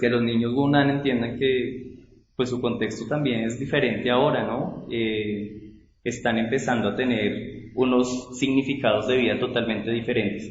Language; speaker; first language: Spanish; native; Spanish